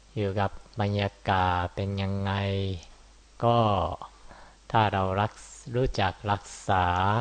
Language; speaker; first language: Thai; non-native, fluent; Japanese